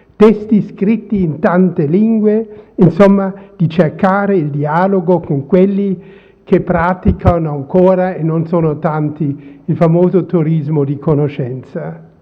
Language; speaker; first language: Italian; non-native, fluent; German